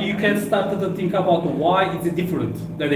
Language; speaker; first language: English; non-native, fluent; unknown